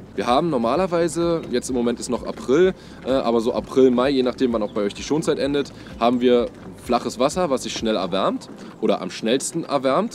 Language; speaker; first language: German; native; German